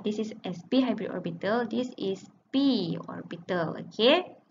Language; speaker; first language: English; non-native, local second language; Malay